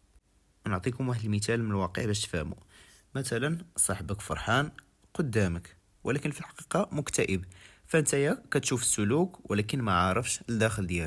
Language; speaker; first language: Arabic; native; Arabic